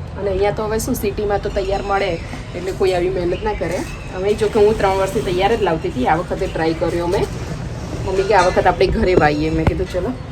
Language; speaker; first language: Gujarati; native; Gujarati